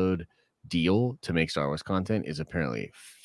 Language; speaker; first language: English; native; English